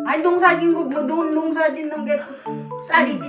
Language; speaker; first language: Korean; native; Korean